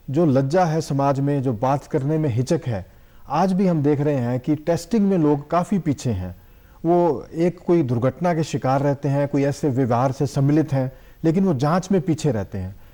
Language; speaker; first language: Hindi; native; Hindi